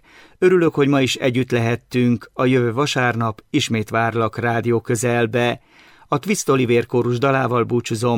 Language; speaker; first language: Hungarian; native; Hungarian